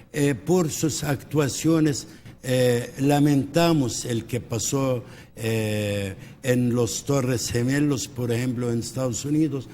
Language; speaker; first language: Spanish; early bilingual, heritage; Spanish